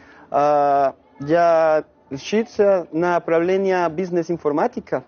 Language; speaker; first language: Russian; non-native, learner; Spanish